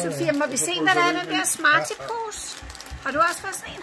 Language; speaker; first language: Danish; native; Danish